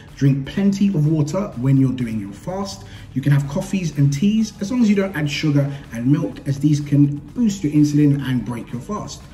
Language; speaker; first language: English; native; English